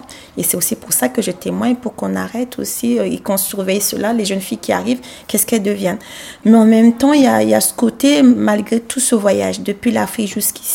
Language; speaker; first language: French; non-native, local second language; Sango